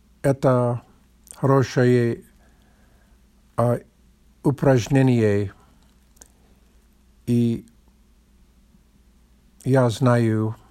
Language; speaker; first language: Russian; non-native, learner; English